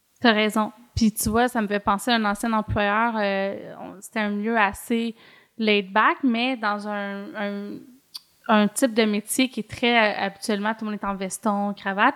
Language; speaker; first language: French; native; French